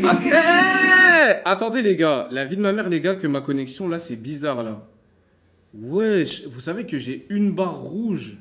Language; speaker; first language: French; native; French